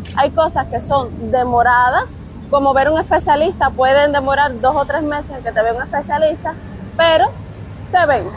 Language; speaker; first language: Spanish; native; Spanish